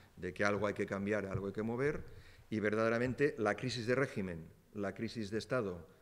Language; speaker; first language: Spanish; native; Spanish